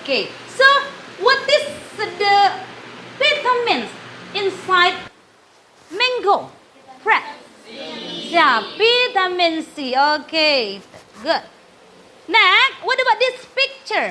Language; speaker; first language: English; non-native, learner; Indonesian